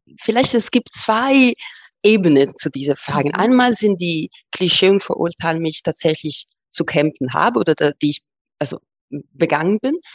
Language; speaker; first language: German; non-native, fluent; Italian